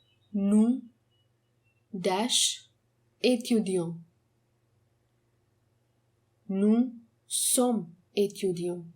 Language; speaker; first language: French; non-native, fluent; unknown